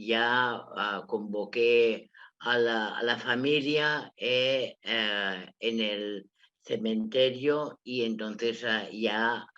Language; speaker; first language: Spanish; non-native, local second language; Catalan